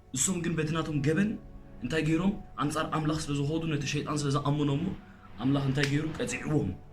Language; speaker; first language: Tigrinya; early bilingual, heritage; Tigrinya